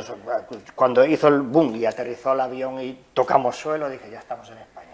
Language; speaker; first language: Spanish; native; Spanish